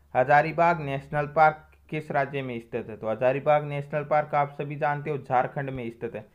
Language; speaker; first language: Hindi; native; Hindi